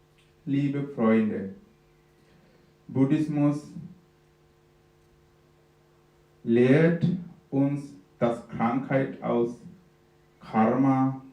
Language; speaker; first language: German; non-native, fluent; Sinhala